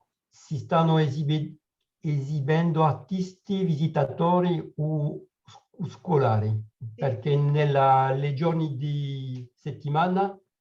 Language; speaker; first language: Italian; non-native, learner; French